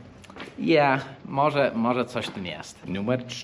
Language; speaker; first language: Polish; non-native, fluent; English